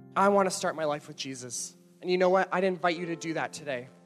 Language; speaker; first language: English; native; English